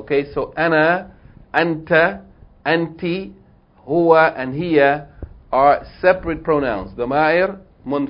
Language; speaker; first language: Arabic; non-native, fluent; English